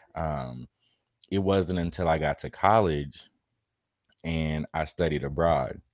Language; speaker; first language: English; native; English